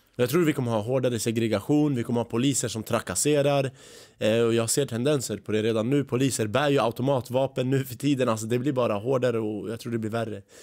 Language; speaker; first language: Swedish; early bilingual, other home language; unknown